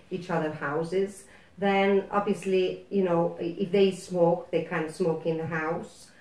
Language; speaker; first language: English; non-native, fluent; Spanish